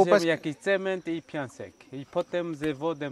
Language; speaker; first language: Polish; non-native, learner; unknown